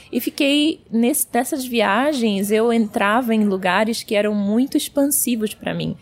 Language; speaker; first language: Portuguese; early bilingual, heritage; Portuguese